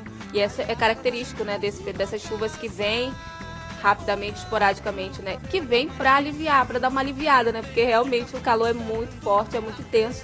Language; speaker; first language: Portuguese; native; Portuguese